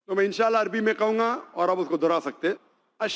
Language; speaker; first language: Hindi; native; Hindi